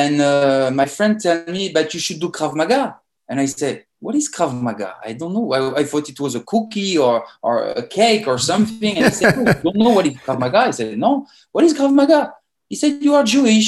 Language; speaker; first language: English; non-native, fluent; French